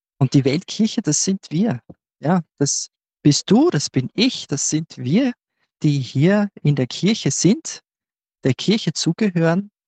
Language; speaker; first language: German; native; German